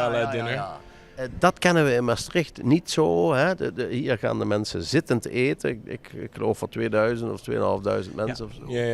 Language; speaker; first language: Dutch; native; Dutch